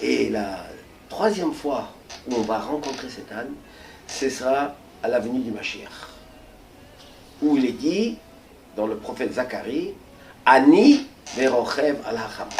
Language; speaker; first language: French; native; French